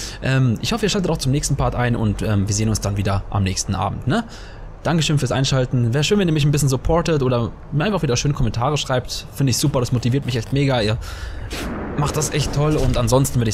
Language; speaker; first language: German; native; German